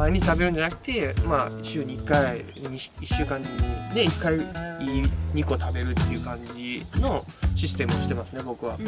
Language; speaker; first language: Japanese; native; Japanese